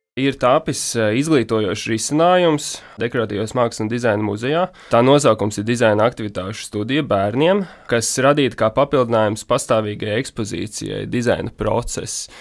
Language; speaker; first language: Latvian; native; Latvian